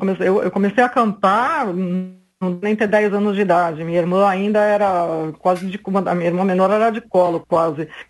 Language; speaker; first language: Portuguese; native; Portuguese